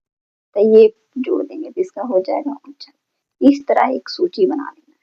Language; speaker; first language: Hindi; native; Hindi